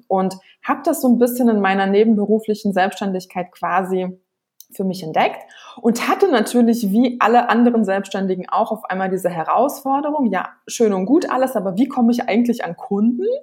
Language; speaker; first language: German; early bilingual, other home language; Russian